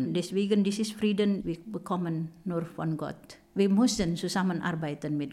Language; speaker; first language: German; non-native, learner; Indonesian